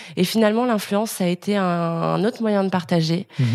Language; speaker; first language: French; native; French